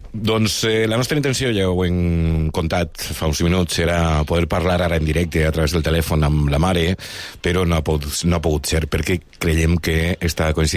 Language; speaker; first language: Catalan; native; Catalan